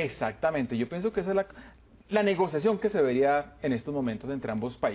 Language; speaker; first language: Spanish; native; Spanish